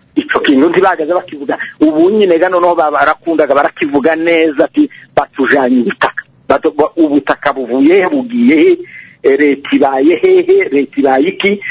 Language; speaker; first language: Kinyarwanda; native; Kinyarwanda